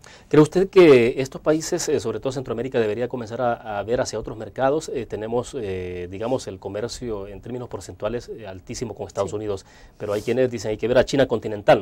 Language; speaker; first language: Spanish; native; Spanish